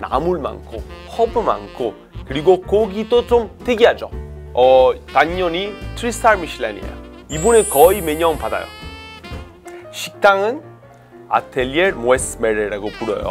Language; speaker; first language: Korean; non-native, fluent; Italian